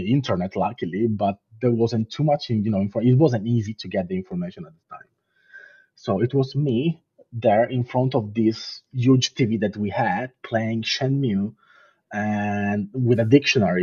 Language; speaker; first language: English; non-native, fluent; Italian